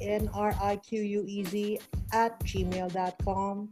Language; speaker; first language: English; non-native, local second language; Filipino